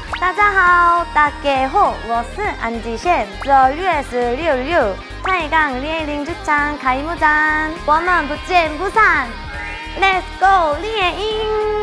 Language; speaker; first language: Chinese; non-native, learner; Korean